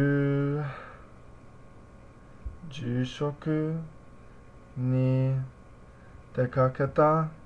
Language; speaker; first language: Japanese; non-native, learner; English